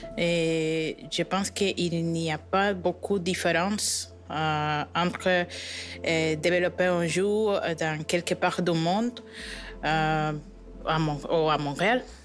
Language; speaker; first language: French; non-native, learner; Spanish